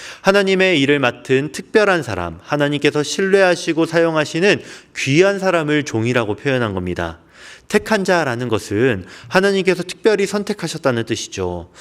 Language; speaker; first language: Korean; native; Korean